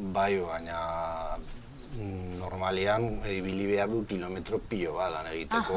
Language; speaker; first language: Basque; non-native, local second language; Spanish